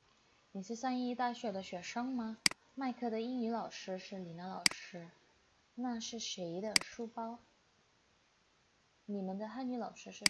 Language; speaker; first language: Chinese; non-native, fluent; Indonesian